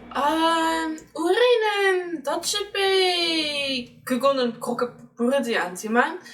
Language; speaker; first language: Korean; non-native, fluent; Dutch